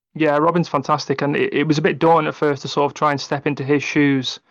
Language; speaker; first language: English; native; English